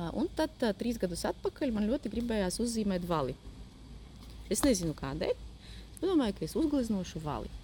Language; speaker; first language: Latvian; non-native, local second language; Polish